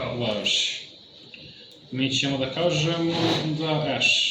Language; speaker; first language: Bosnian; native; Bosnian